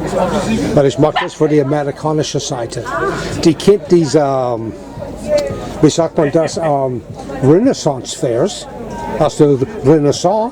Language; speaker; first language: German; non-native, fluent; English